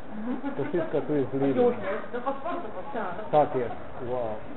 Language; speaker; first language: Polish; non-native, learner; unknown